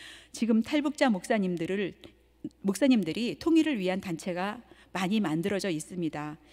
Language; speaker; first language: Korean; native; Korean